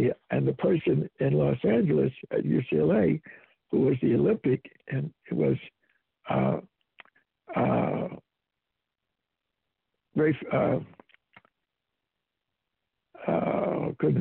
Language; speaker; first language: English; native; English